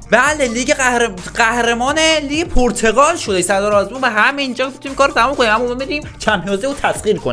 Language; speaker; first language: Persian; native; Persian